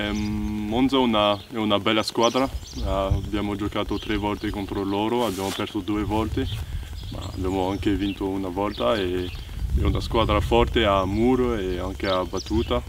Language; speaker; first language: Italian; non-native, learner; French